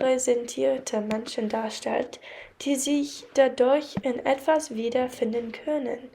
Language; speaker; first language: German; non-native, learner; English